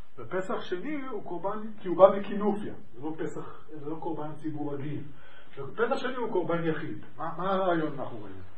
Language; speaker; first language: Hebrew; native; Hebrew